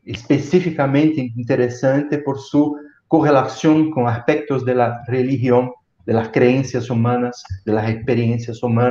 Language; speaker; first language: Spanish; non-native, fluent; Portuguese